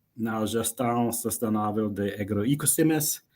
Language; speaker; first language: Portuguese; non-native, learner; English